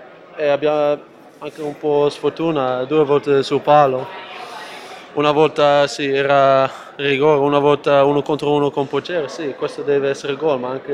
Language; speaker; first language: Italian; non-native, fluent; Dutch